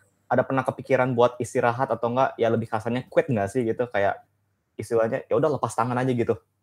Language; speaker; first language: Indonesian; native; Indonesian